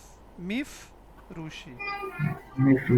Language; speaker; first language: Persian; non-native, fluent; Urdu